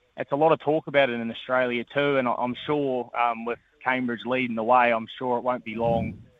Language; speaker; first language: English; native; English